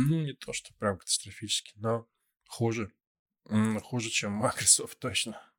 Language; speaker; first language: Russian; native; Russian